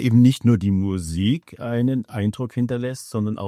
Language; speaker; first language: German; native; German